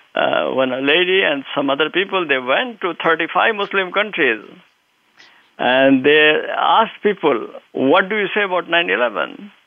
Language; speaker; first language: English; non-native, local second language; Urdu